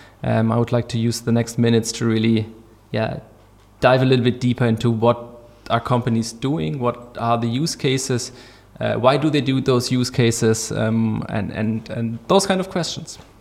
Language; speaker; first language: English; non-native, fluent; German